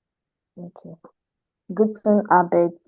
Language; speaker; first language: German; non-native, learner; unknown